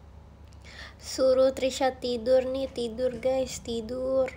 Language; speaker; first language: Indonesian; native; Indonesian